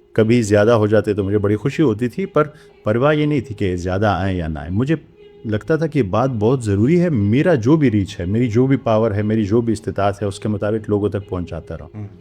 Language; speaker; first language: Urdu; non-native, local second language; Pashto